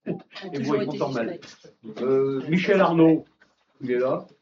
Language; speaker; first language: French; native; French